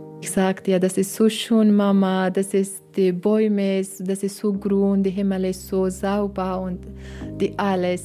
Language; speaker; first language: German; non-native, learner; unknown